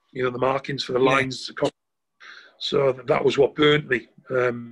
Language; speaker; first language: English; native; English